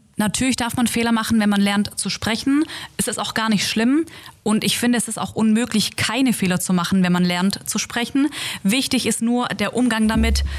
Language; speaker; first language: German; native; German